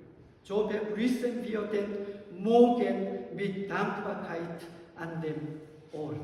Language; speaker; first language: German; non-native, learner; Korean